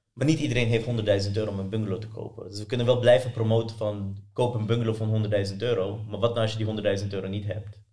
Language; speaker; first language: Dutch; early bilingual, other home language; Persian